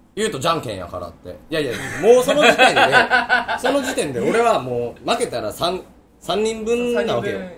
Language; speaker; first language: Japanese; native; Japanese